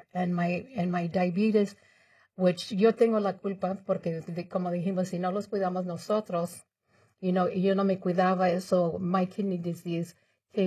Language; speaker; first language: Spanish; early bilingual, heritage; Spanish